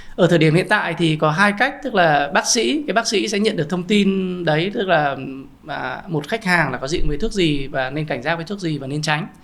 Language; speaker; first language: Vietnamese; native; Vietnamese